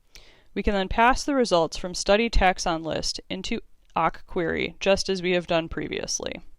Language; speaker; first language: English; native; English